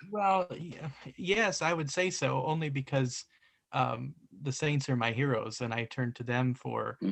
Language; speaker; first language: English; native; English